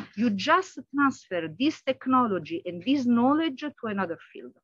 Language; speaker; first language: English; non-native, fluent; Italian